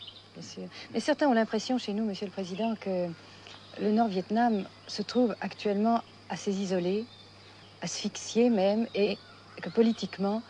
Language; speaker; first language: French; native; French